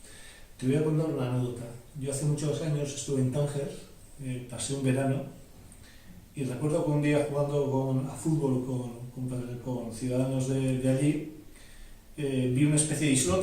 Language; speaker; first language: Spanish; native; Spanish